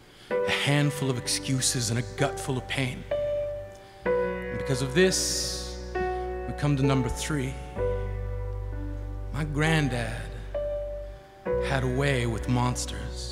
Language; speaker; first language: English; native; English